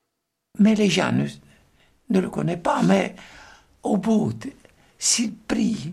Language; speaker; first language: French; non-native, fluent; Italian